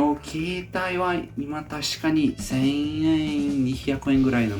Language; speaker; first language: Japanese; non-native, learner; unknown